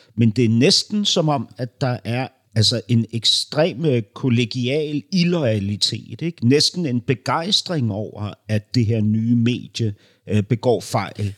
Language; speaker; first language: Danish; native; Danish